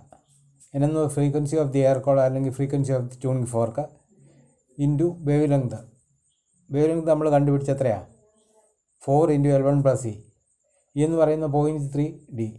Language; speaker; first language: Malayalam; native; Malayalam